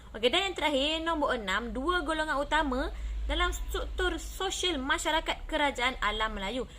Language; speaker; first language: Malay; native; Malay